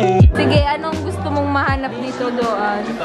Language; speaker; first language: Filipino; non-native, local second language; Bikol